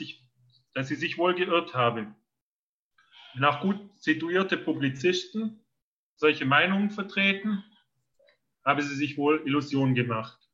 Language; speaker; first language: German; native; German